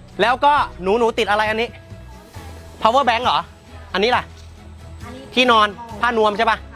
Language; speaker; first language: Thai; native; Thai